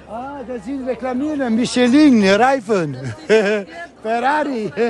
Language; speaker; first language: German; non-native, learner; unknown